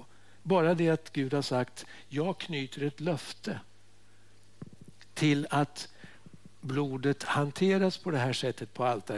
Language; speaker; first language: Swedish; native; Swedish